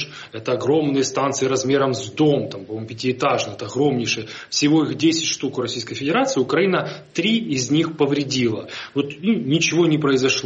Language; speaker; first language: Russian; native; Russian